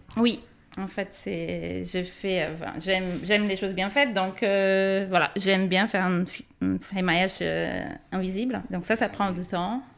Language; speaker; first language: French; non-native, fluent; Portuguese